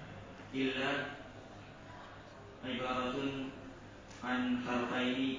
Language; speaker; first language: Arabic; non-native, learner; Indonesian